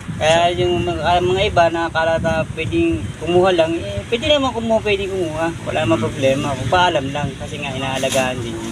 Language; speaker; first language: Filipino; non-native, local second language; Cebuano